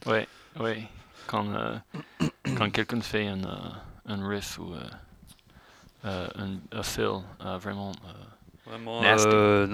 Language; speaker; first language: French; non-native, fluent; English